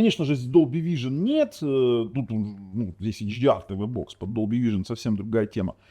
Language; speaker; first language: Russian; non-native, local second language; Ukrainian